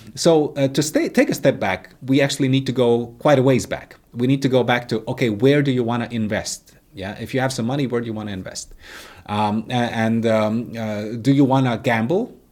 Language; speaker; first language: English; non-native, fluent; Latvian